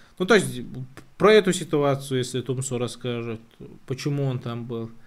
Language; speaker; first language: Russian; non-native, local second language; Chechen